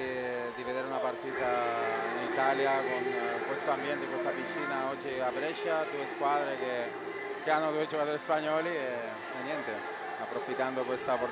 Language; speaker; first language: Italian; non-native, fluent; Spanish